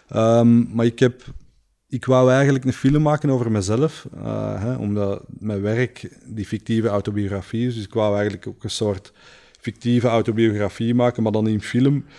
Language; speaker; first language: Dutch; native; Dutch